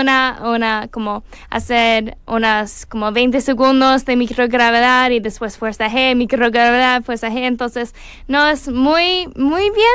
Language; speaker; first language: Spanish; non-native, learner; English